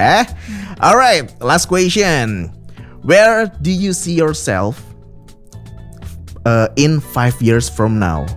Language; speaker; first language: English; non-native, fluent; Indonesian